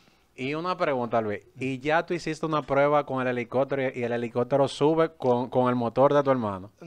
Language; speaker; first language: Spanish; native; Spanish